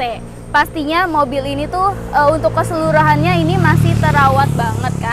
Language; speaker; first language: Indonesian; native; Indonesian